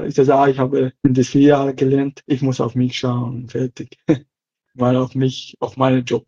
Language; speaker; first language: German; non-native, learner; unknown